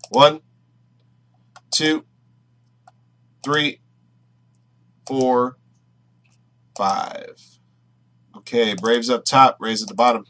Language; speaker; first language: English; native; English